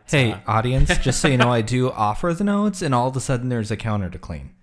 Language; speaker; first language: English; native; English